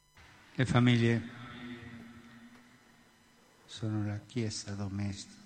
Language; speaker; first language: Italian; early bilingual, heritage; Spanish